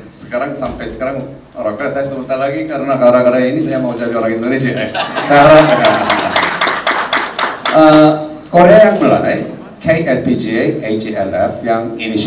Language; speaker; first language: Indonesian; non-native, fluent; Korean